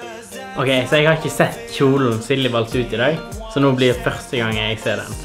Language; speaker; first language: Norwegian; native; Norwegian